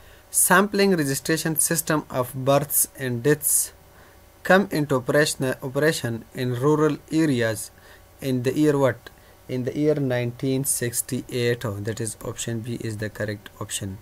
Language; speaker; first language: English; non-native, local second language; Urdu